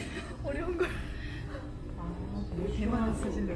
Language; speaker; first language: Korean; native; Korean